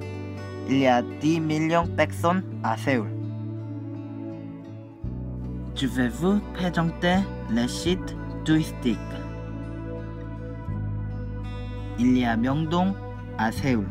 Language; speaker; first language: French; non-native, learner; Korean